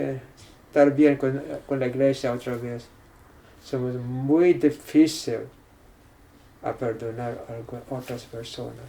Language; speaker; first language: Spanish; non-native, fluent; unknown